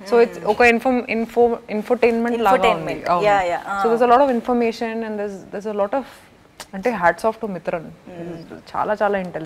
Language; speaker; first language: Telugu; non-native, fluent; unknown